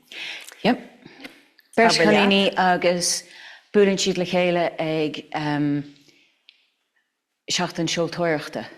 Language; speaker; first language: Irish; non-native, local second language; English